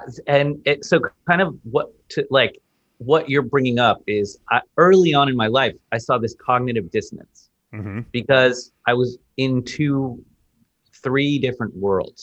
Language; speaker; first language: English; early bilingual, other home language; Spanish